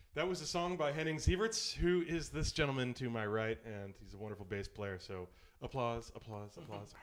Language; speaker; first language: English; native; English